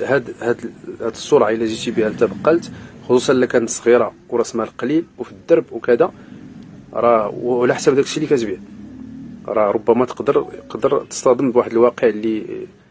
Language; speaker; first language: Arabic; native; Arabic